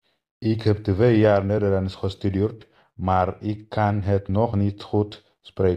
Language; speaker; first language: Dutch; non-native, learner; Tigrinya